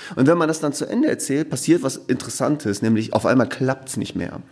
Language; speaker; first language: German; native; German